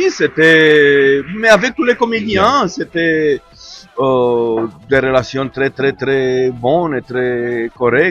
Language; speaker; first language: French; non-native, fluent; Romanian